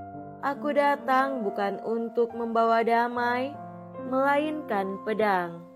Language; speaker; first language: Indonesian; native; Indonesian